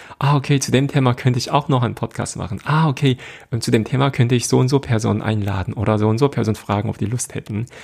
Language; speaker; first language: German; non-native, fluent; Korean